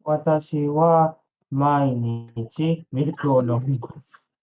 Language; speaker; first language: Japanese; non-native, learner; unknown